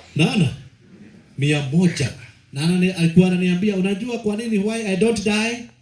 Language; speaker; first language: Swahili; non-native, local second language; Kikuyu